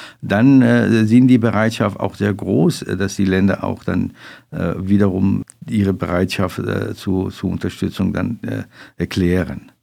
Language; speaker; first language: German; non-native, fluent; Persian